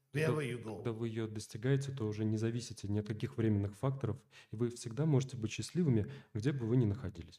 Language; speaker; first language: Russian; native; Russian